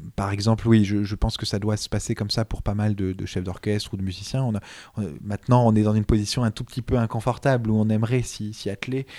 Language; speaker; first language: French; native; French